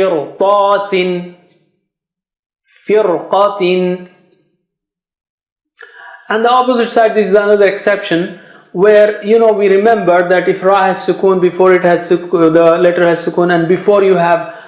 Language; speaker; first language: English; non-native, fluent; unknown